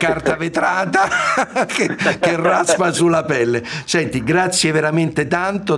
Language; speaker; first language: Italian; native; Italian